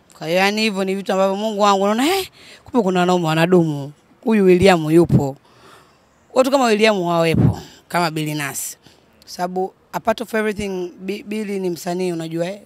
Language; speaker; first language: Swahili; native; Swahili